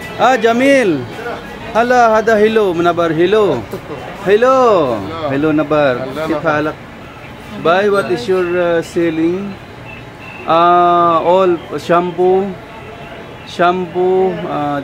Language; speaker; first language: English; non-native, learner; Filipino